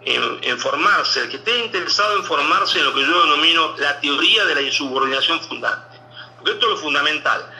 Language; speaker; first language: Spanish; native; Spanish